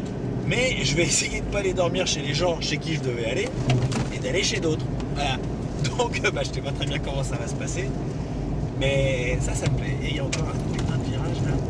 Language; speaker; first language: French; native; French